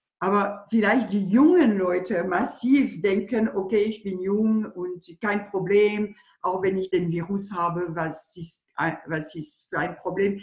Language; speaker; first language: German; non-native, fluent; French